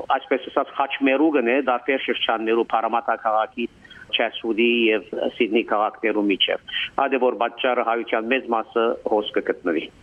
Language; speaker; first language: Armenian; early bilingual, heritage; Armenian